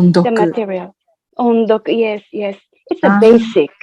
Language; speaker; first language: English; non-native, fluent; Japanese